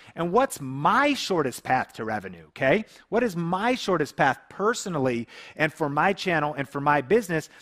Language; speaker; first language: English; native; English